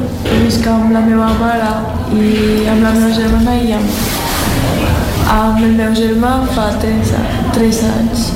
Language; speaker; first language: Catalan; non-native, learner; Georgian